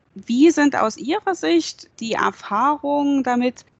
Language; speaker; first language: German; native; German